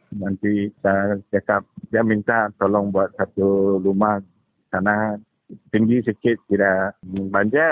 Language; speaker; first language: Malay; non-native, local second language; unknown